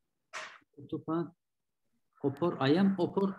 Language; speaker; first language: Indonesian; non-native, learner; Turkish